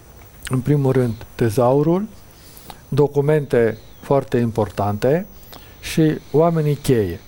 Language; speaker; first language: Romanian; native; Romanian